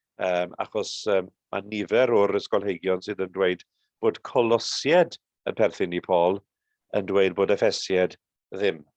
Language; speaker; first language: Welsh; native; Welsh